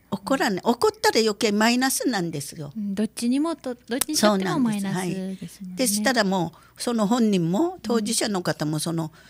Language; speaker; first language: Japanese; native; Japanese